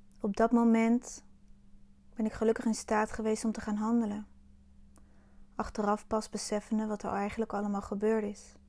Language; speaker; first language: Dutch; native; Dutch